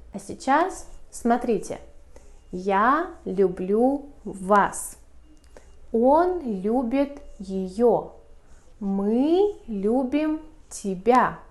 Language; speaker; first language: Russian; native; Russian